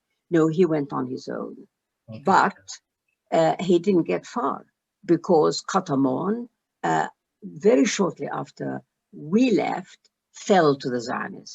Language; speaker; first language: English; early bilingual, other home language; Arabic